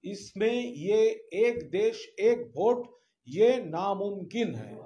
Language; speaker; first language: Hindi; non-native, local second language; Bangla